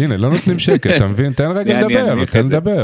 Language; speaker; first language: Hebrew; native; Hebrew